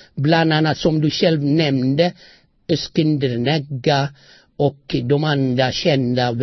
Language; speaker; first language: Swedish; non-native, fluent; Amharic